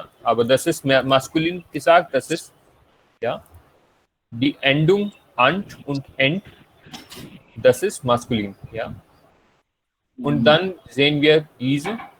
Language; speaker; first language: German; non-native, fluent; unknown